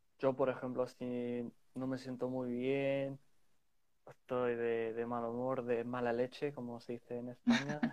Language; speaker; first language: Spanish; non-native, fluent; English